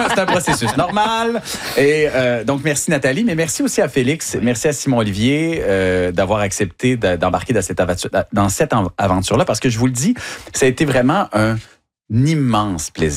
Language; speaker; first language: French; native; French